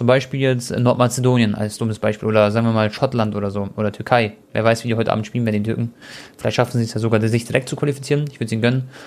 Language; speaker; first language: German; early bilingual, other home language; Croatian